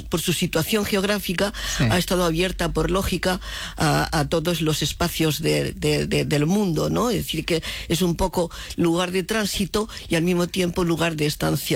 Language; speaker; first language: Spanish; native; Spanish